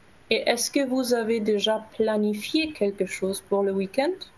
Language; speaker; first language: French; native; French